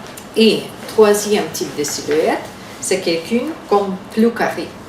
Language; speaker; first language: French; non-native, fluent; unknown